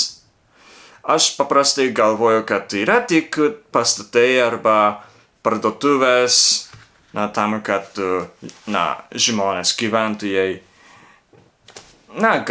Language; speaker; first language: Lithuanian; non-native, learner; Japanese